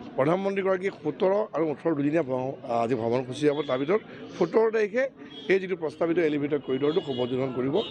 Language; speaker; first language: Assamese; native; Assamese